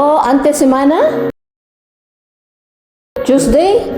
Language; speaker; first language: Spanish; non-native, learner; Filipino